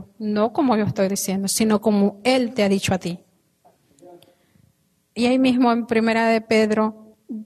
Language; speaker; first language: Spanish; native; Spanish